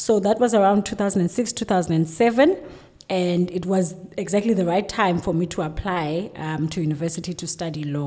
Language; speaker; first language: English; non-native, local second language; Xhosa